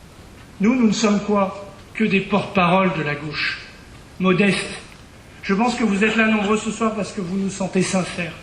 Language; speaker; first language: French; native; French